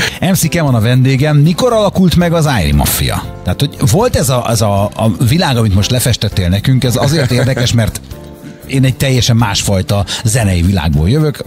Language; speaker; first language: Hungarian; native; Hungarian